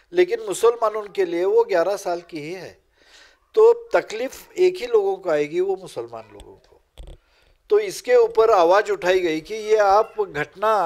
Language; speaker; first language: Urdu; non-native, local second language; Marathi